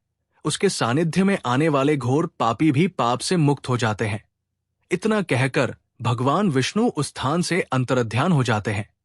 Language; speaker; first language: Hindi; native; Hindi